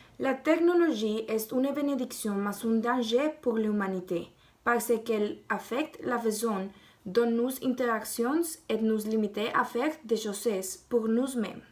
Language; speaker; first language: French; non-native, learner; Spanish